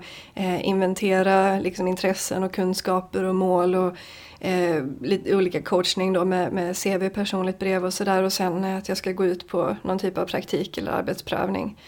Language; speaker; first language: Swedish; native; Swedish